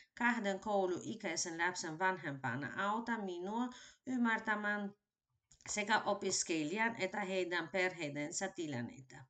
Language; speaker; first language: Finnish; non-native, fluent; Albanian